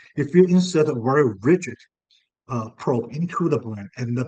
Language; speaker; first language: English; non-native, fluent; Chinese